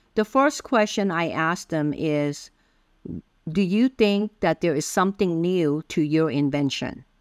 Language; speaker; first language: English; early bilingual, other home language; Min Nan Chinese